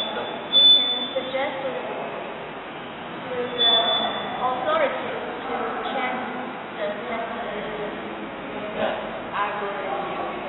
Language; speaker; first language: English; non-native, learner; Chinese